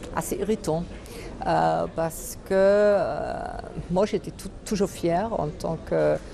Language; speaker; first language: French; non-native, fluent; German